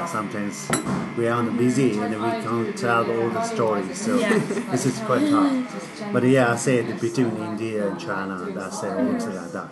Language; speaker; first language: English; non-native, learner; Chinese